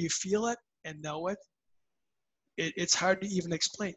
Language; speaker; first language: English; native; English